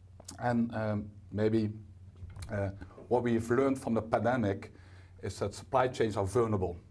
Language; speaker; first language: English; non-native, fluent; Dutch